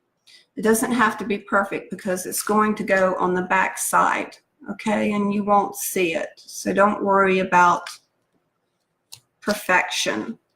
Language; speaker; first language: English; native; English